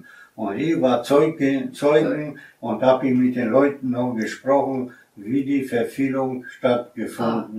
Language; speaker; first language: German; non-native, fluent; Polish